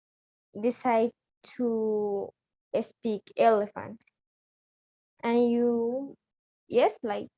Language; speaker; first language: English; non-native, learner; Spanish